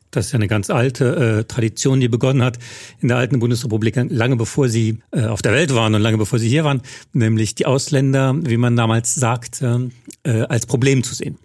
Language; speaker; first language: German; native; German